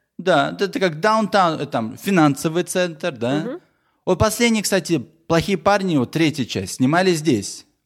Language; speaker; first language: Russian; early bilingual, heritage; Russian